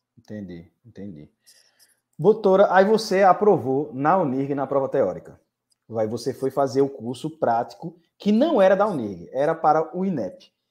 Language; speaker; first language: Portuguese; native; Portuguese